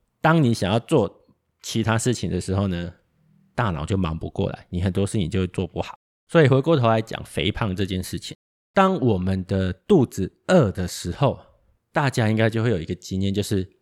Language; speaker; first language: Chinese; native; Chinese